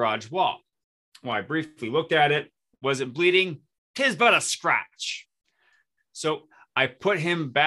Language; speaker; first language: English; native; English